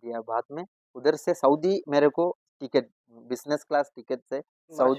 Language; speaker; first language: Hindi; non-native, local second language; Malayalam